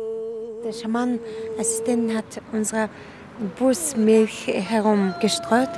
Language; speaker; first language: German; non-native, learner; Mongolian